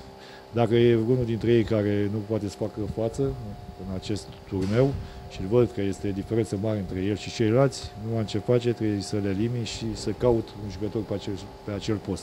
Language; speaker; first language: Romanian; native; Romanian